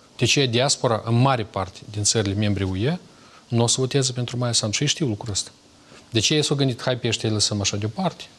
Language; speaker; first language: Romanian; native; Romanian